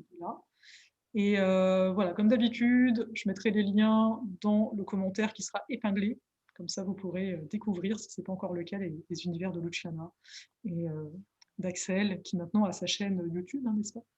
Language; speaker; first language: French; native; French